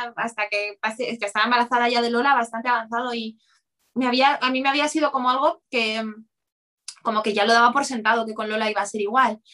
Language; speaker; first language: Spanish; native; Spanish